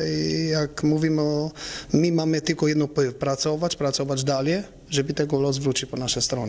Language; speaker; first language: Polish; non-native, learner; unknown